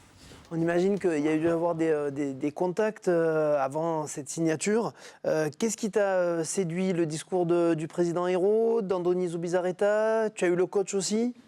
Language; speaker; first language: French; native; French